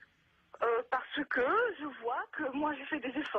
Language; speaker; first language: French; non-native, fluent; Russian